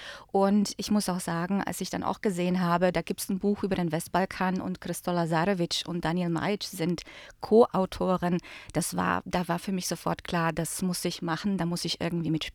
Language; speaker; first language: German; early bilingual, other home language; Bosnian